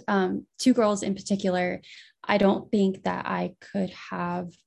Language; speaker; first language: English; native; English